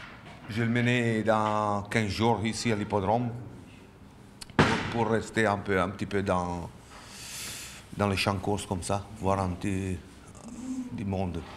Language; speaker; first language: French; non-native, learner; Italian